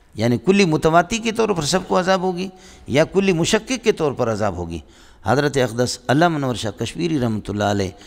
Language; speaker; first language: Urdu; non-native, local second language; Brahui